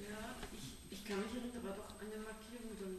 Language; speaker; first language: German; native; German